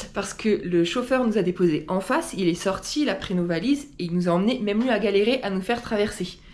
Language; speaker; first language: French; native; French